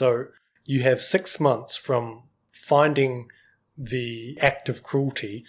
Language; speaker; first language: English; native; English